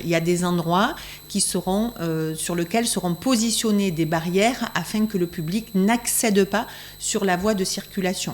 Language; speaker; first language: French; native; French